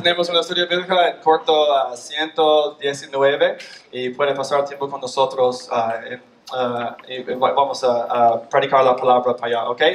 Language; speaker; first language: Spanish; non-native, learner; English